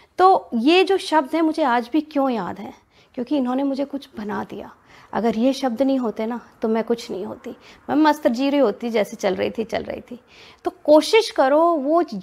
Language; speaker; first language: Hindi; native; Hindi